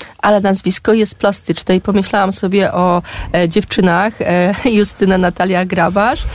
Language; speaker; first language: Polish; native; Polish